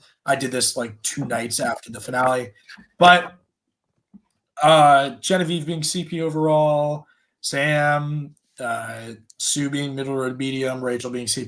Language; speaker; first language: English; native; English